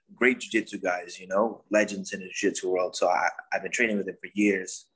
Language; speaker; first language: English; non-native, fluent; Dutch